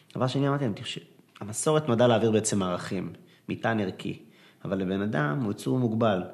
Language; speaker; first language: Hebrew; early bilingual, other home language; Arabic